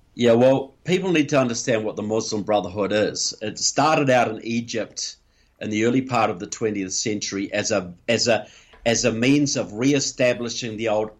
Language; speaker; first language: English; native; English